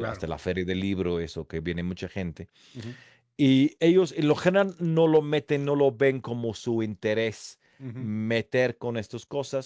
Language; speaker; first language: Spanish; non-native, fluent; English